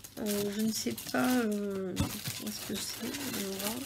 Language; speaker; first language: French; native; French